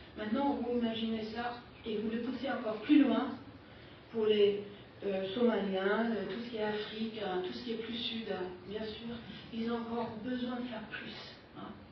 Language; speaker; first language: French; non-native, fluent; German